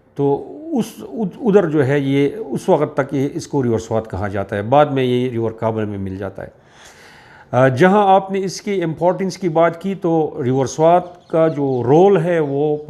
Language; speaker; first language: Urdu; non-native, local second language; Pashto